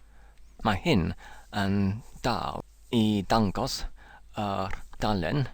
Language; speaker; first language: Welsh; non-native, learner; English